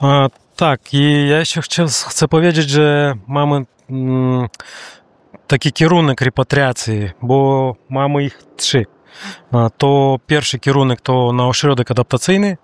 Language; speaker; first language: Polish; non-native, learner; Russian